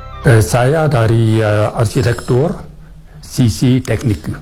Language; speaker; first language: Indonesian; non-native, fluent; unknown